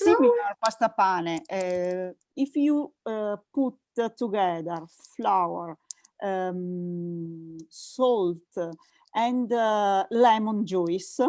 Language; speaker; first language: English; non-native, learner; Italian